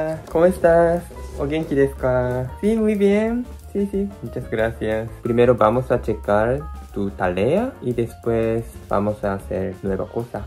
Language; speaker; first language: Spanish; non-native, learner; Japanese